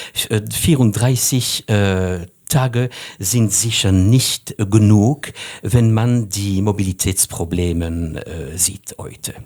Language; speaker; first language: German; non-native, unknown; French